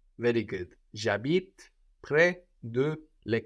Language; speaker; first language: French; non-native, fluent; English